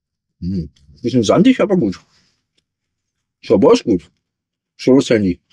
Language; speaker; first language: German; native; German